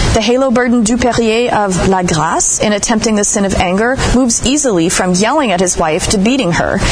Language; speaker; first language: English; native; English